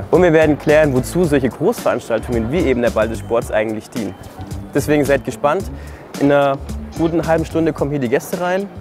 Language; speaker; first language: German; native; German